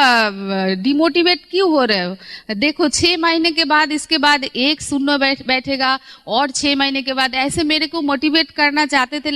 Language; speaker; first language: Hindi; non-native, local second language; Bangla